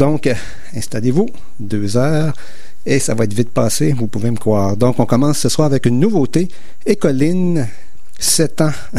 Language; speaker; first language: French; native; French